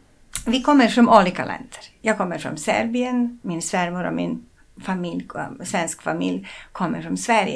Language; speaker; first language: Swedish; non-native, fluent; Serbian